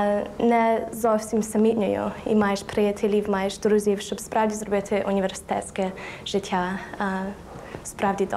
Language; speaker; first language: Ukrainian; early bilingual, heritage; Ukrainian